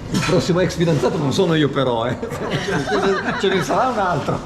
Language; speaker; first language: Italian; native; Italian